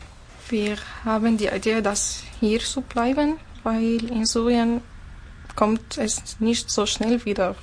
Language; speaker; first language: German; non-native, fluent; Arabic